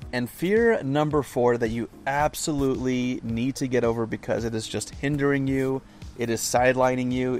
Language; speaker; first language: English; native; English